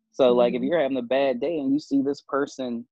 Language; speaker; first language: English; native; English